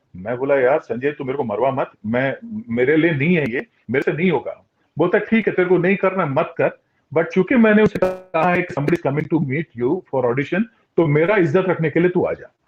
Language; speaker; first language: Hindi; non-native, local second language; Tulu